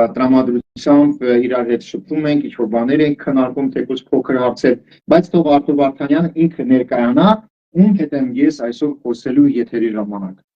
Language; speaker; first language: Armenian; early bilingual, heritage; Armenian